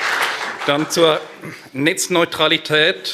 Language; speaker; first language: German; native; German